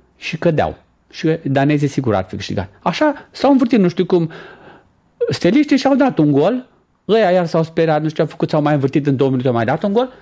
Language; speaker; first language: Romanian; native; Romanian